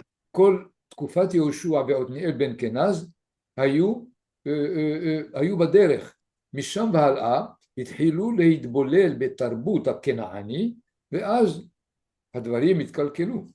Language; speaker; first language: Hebrew; non-native, fluent; French